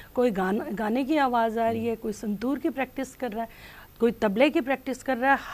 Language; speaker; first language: Hindi; native; Hindi